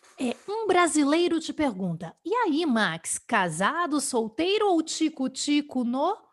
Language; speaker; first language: Portuguese; native; Portuguese